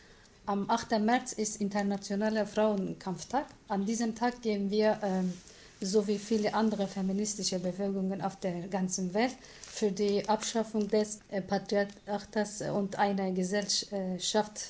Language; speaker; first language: German; non-native, learner; Kurdish